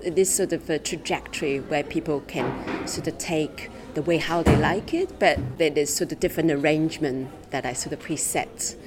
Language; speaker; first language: English; non-native, fluent; Chinese